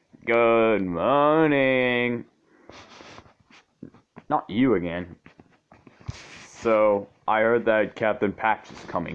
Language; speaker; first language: English; native; English